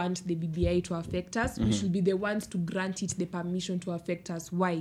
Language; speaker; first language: English; non-native, local second language; Luo (Kenya and Tanzania)